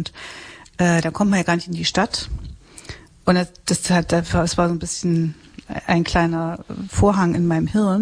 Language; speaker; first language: German; native; German